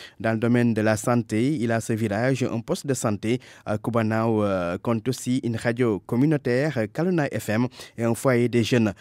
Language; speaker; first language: French; non-native, local second language; Wolof